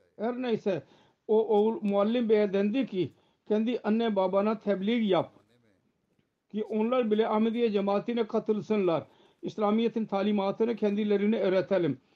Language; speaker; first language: Turkish; non-native, fluent; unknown